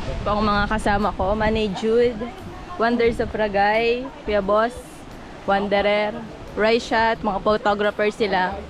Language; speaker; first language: Filipino; non-native, local second language; Bikol